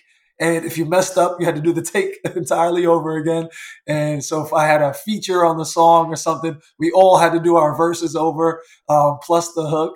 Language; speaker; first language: English; native; English